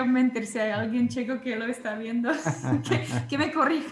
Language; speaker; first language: Spanish; non-native, fluent; Czech